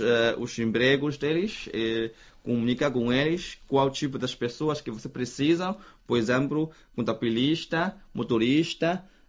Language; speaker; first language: Portuguese; non-native, fluent; Chinese